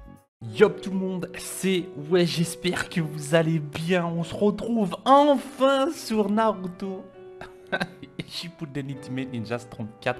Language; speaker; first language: French; native; French